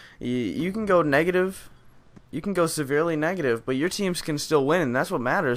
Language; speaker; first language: English; native; English